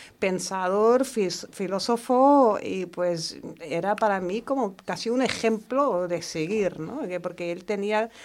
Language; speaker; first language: Spanish; non-native, fluent; German